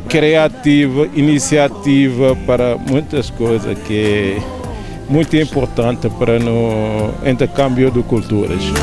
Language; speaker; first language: Portuguese; non-native, learner; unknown